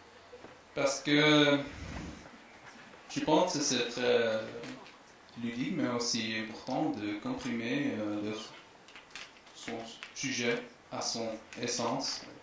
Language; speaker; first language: French; non-native, fluent; Dutch